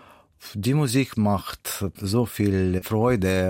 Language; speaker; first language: German; non-native, learner; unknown